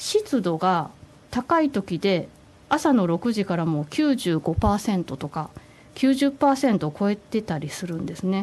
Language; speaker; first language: Japanese; native; Japanese